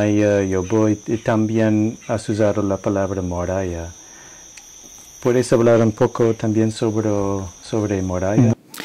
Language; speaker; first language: Spanish; non-native, learner; English